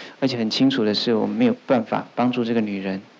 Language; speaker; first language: Chinese; native; Chinese